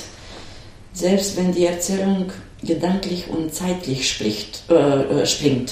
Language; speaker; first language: German; non-native, fluent; Romanian